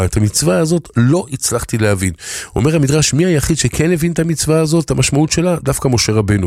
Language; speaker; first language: Hebrew; native; Hebrew